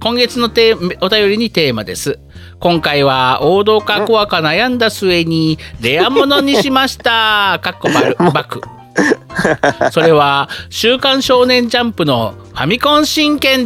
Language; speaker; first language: Japanese; native; Japanese